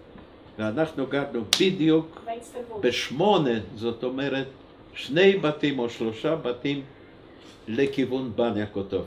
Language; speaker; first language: Hebrew; non-native, fluent; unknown